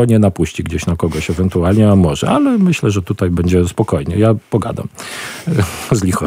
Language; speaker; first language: Polish; native; Polish